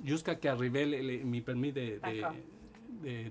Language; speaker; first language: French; non-native, learner; Spanish